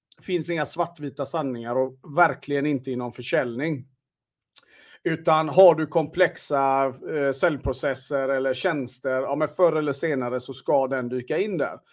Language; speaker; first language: Swedish; native; Swedish